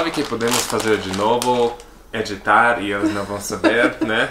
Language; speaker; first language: Portuguese; non-native, fluent; English